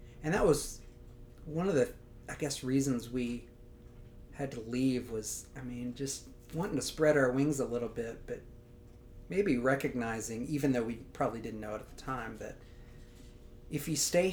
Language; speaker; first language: English; native; English